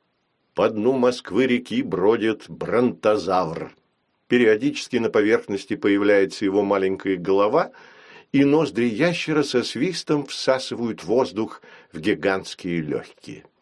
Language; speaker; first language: Russian; native; Russian